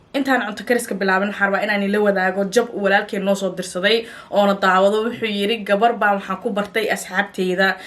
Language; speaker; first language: Somali; early bilingual, heritage; Somali